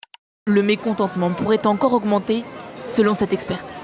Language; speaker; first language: French; native; French